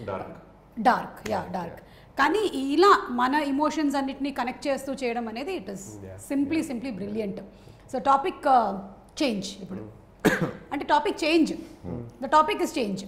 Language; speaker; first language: Telugu; native; Telugu